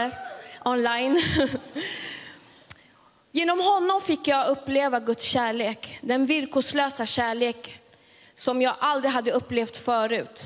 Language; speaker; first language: Swedish; early bilingual, other home language; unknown